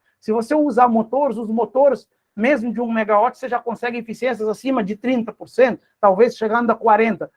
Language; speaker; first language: Portuguese; non-native, local second language; Kabuverdianu